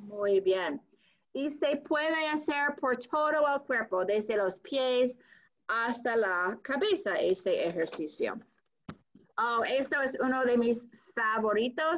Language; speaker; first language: Spanish; non-native, fluent; English